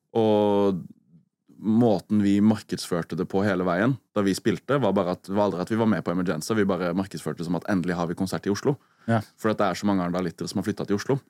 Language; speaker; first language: Norwegian; native; Norwegian